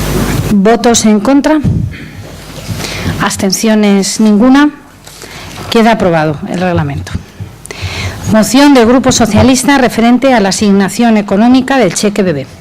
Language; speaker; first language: Spanish; native; Spanish